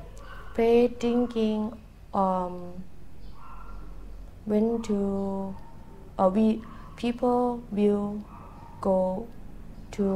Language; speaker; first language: English; non-native, learner; Thai